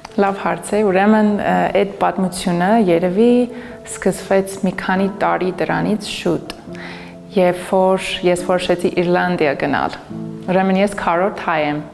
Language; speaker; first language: Armenian; non-native, fluent; English